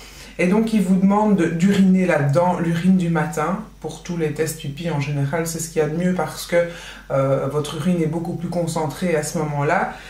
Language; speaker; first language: French; native; French